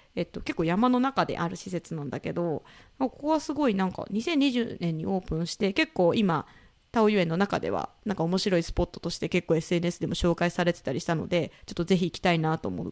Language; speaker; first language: Japanese; native; Japanese